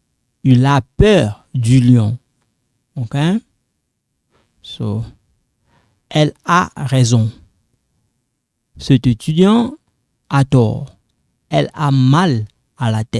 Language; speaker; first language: French; non-native, local second language; Lingala